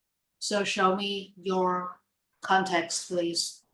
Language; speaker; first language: English; non-native, fluent; Vietnamese